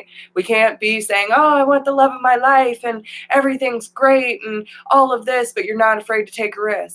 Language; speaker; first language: English; native; English